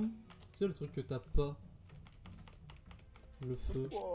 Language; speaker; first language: French; native; French